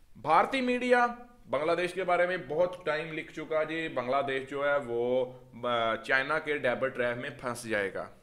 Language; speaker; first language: Urdu; native; Urdu